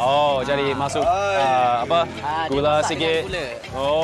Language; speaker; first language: Indonesian; non-native, learner; English